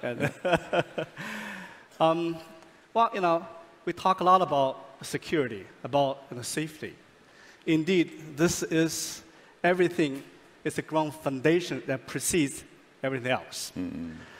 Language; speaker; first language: English; non-native, fluent; Chinese